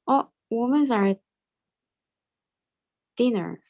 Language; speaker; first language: English; non-native, learner; Korean